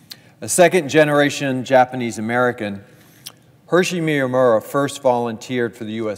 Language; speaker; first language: English; native; English